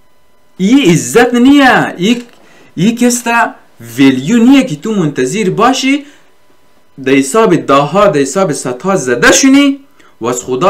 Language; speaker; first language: Persian; native; Persian